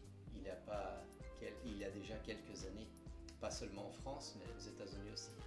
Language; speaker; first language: French; non-native, fluent; Portuguese